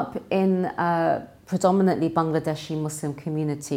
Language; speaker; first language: English; native; English